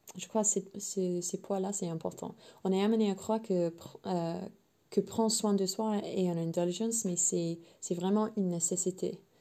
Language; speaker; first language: French; non-native, learner; English